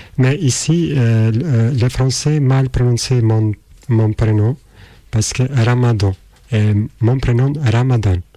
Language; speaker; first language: French; non-native, learner; Albanian